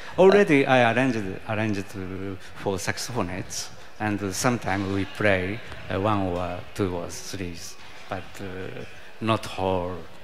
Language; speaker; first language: English; non-native, learner; Japanese